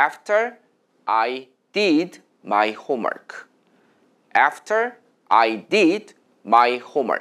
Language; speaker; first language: English; non-native, fluent; Korean